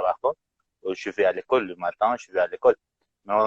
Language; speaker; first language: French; non-native, fluent; Spanish